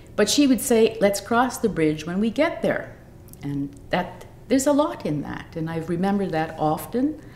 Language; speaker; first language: English; native; English